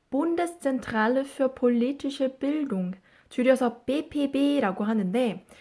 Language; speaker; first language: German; non-native, fluent; Korean